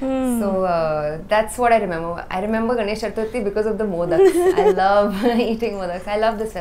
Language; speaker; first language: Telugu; non-native, learner; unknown